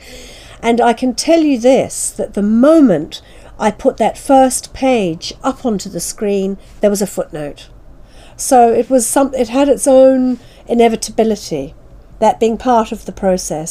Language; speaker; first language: English; native; English